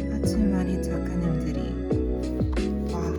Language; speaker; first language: Korean; non-native, learner; English